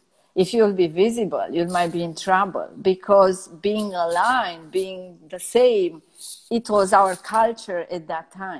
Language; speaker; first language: English; non-native, fluent; Romanian